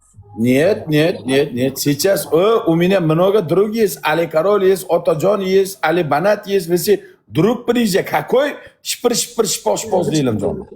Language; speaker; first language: Russian; non-native, learner; Uzbek